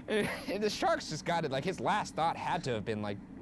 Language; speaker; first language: English; native; English